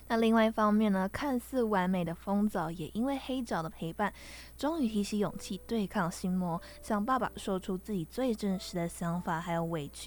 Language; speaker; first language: Chinese; native; Chinese